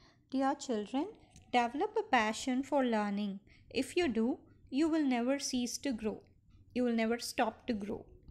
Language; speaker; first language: English; non-native, local second language; Tamil